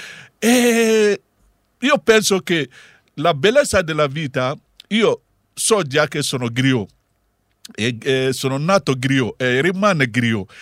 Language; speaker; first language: Italian; non-native, learner; Bambara